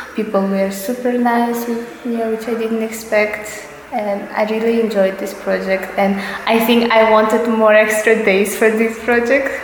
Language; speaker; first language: English; non-native, fluent; Russian